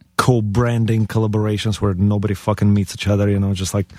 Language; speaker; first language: English; non-native, fluent; Russian